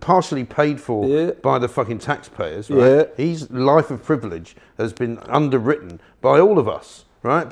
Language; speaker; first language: English; native; English